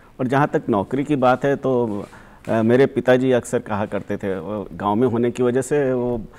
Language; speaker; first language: Hindi; native; Hindi